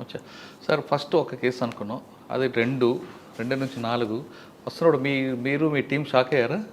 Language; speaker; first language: Telugu; native; Telugu